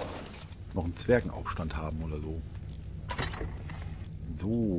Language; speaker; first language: German; native; German